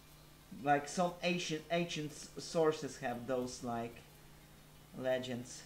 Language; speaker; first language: English; non-native, fluent; Polish